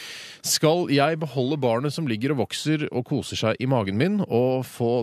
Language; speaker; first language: Norwegian; native; Norwegian